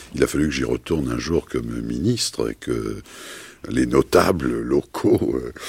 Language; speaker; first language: French; native; French